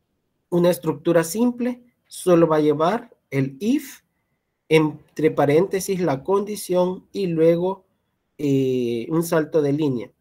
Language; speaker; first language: Spanish; native; Spanish